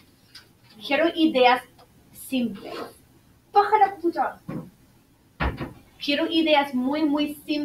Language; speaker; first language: Spanish; non-native, fluent; English